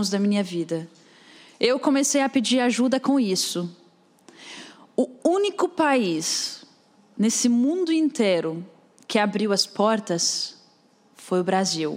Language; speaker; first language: Portuguese; non-native, fluent; Arabic